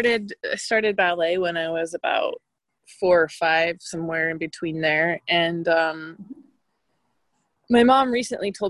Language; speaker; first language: English; native; English